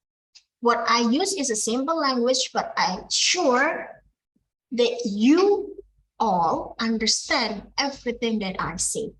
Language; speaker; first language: English; non-native, fluent; Indonesian